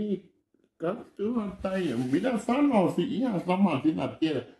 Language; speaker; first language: Finnish; non-native, learner; Thai